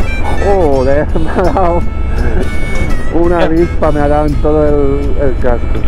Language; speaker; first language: Spanish; non-native, fluent; Italian